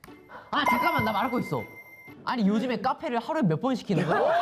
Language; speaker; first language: Korean; native; Korean